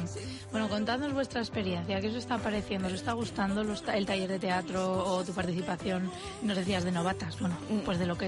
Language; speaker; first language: Spanish; native; Spanish